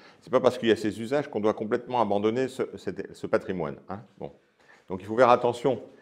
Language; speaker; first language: French; native; French